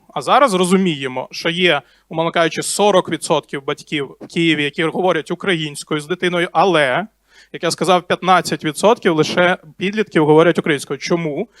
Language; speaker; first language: Ukrainian; non-native, local second language; Russian